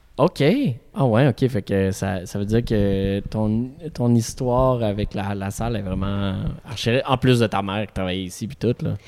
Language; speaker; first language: French; native; French